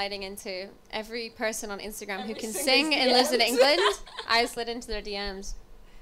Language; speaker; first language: English; native; English